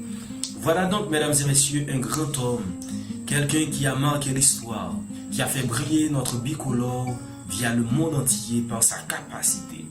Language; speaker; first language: French; non-native, local second language; Haitian Creole